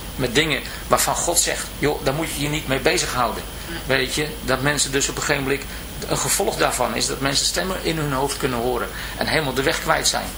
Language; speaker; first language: Dutch; native; Dutch